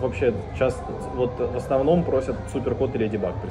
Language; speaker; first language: Russian; native; Russian